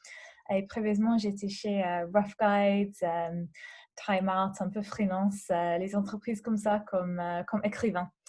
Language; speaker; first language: French; non-native, learner; English